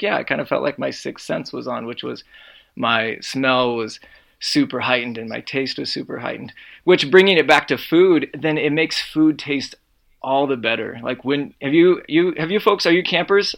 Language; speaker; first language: English; native; English